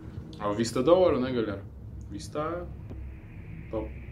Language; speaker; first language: Portuguese; non-native, learner; Russian